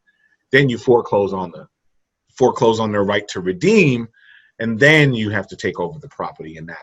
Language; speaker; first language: English; native; English